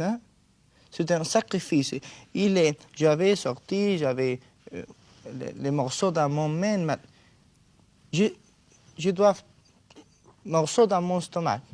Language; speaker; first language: French; non-native, learner; Spanish